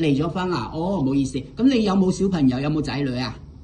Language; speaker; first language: Cantonese; native; Cantonese